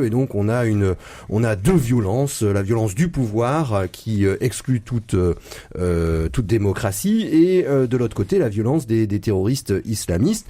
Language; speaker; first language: French; native; French